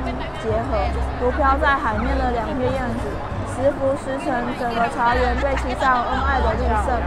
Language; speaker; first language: Chinese; native; Chinese